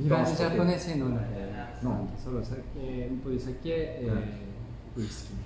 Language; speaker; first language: Italian; non-native, learner; Japanese